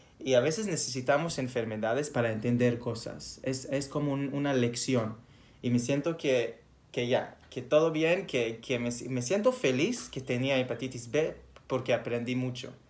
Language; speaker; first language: Spanish; non-native, fluent; Hebrew